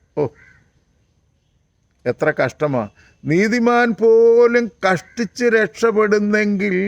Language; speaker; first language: Malayalam; native; Malayalam